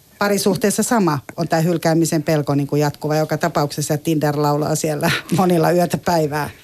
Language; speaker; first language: Finnish; native; Finnish